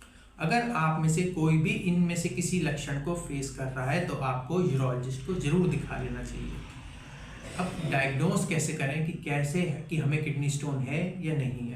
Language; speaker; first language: Hindi; native; Hindi